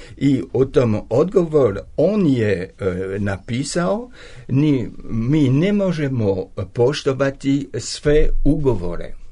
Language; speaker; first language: Serbian; non-native, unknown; French